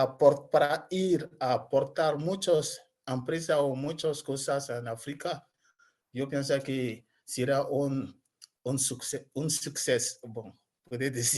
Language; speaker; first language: Spanish; non-native, learner; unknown